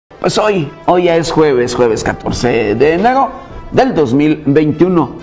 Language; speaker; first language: Spanish; native; Spanish